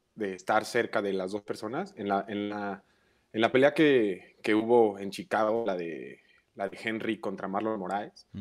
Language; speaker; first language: Spanish; native; Spanish